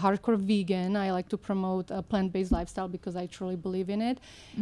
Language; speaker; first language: English; non-native, fluent; Slovak